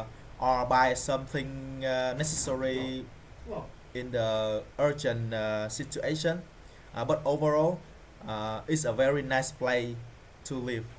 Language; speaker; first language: English; non-native, learner; Vietnamese